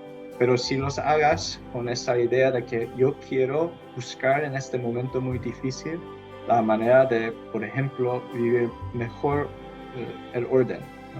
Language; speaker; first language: Spanish; non-native, fluent; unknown